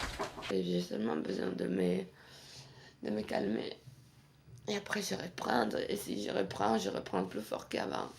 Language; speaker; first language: French; non-native, learner; Italian